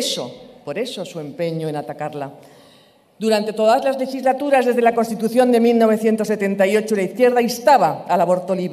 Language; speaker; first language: Spanish; native; Spanish